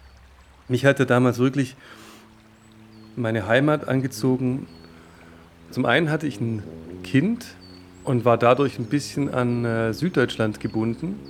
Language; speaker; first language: German; native; German